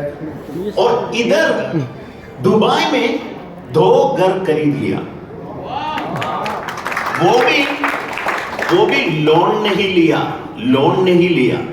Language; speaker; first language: Hindi; non-native, learner; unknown